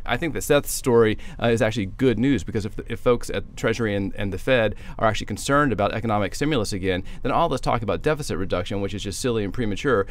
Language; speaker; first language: English; native; English